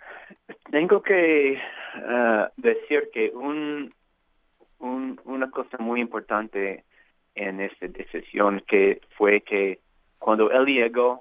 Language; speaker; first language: Spanish; non-native, fluent; English